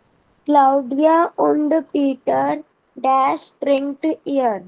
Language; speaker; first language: German; non-native, learner; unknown